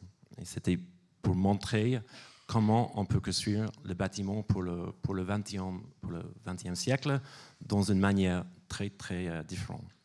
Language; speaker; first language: French; non-native, fluent; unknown